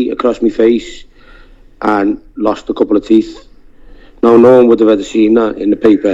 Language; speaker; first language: English; native; English